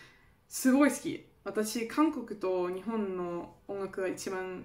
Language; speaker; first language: Japanese; non-native, fluent; German